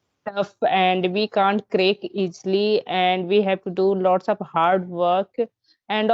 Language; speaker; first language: English; non-native, learner; Hindi